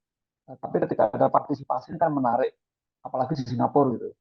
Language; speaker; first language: Indonesian; native; Indonesian